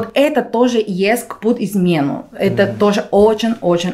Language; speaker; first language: Russian; non-native, fluent; Spanish